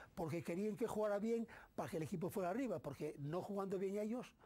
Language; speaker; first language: Spanish; native; Spanish